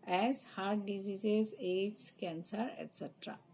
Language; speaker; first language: English; non-native, local second language; Assamese